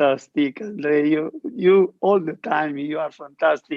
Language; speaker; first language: English; non-native, learner; Italian